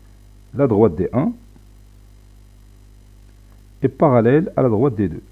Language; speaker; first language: French; non-native, local second language; Arabic